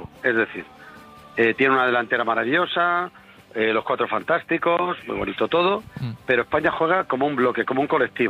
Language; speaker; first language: Spanish; native; Spanish